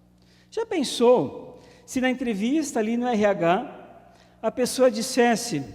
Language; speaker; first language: Portuguese; native; Portuguese